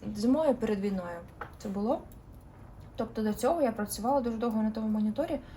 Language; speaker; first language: Ukrainian; non-native, local second language; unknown